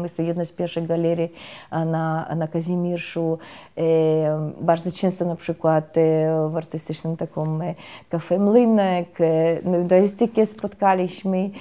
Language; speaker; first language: Polish; non-native, fluent; Russian